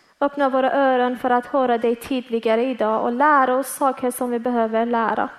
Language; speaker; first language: Swedish; early bilingual, other home language; Persian